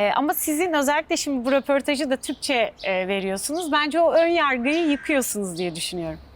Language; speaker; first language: Turkish; native; Turkish